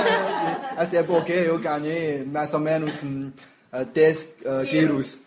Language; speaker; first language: Portuguese; non-native, learner; Chinese